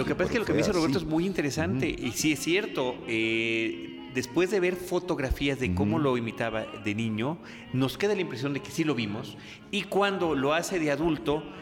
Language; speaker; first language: Spanish; native; Spanish